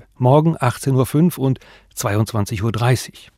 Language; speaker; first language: German; native; German